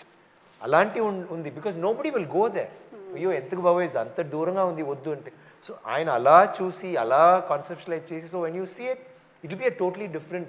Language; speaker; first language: Telugu; non-native, local second language; Tamil